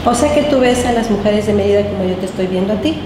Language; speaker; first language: Spanish; native; Spanish